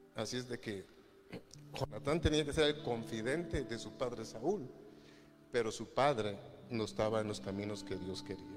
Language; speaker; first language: Spanish; native; Spanish